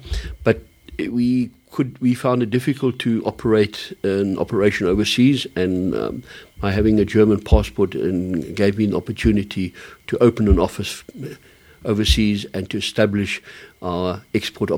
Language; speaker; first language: English; early bilingual, other home language; German